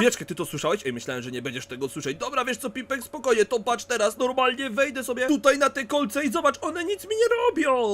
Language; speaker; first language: Polish; native; Polish